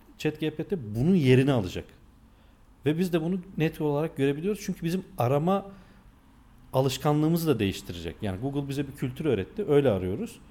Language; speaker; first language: Turkish; native; Turkish